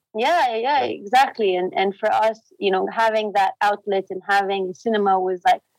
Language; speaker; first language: English; non-native, fluent; Arabic